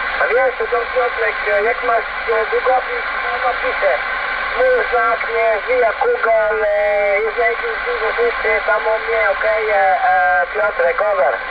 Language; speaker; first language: Polish; non-native, learner; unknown